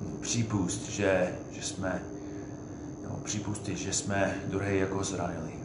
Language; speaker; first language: Czech; non-native, fluent; English